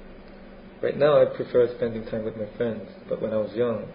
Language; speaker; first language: English; non-native, fluent; Korean